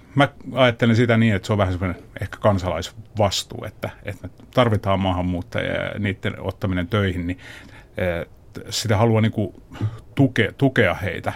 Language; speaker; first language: Finnish; native; Finnish